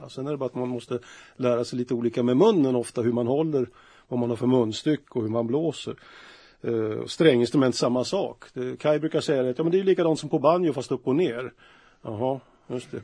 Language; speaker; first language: Swedish; native; Swedish